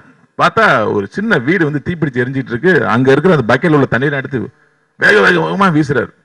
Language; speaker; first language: Tamil; native; Tamil